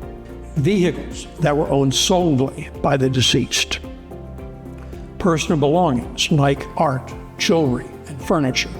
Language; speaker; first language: English; native; English